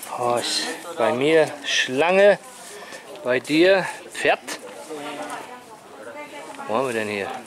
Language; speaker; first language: German; native; German